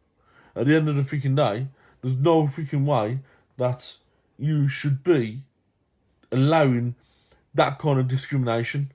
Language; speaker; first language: English; native; English